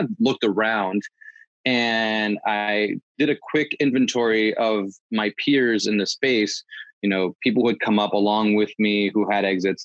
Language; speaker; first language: English; native; English